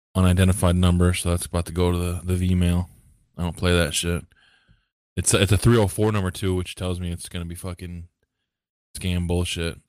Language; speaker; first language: English; early bilingual, other home language; Japanese